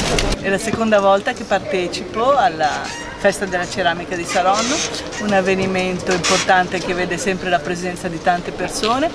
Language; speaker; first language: Italian; native; Italian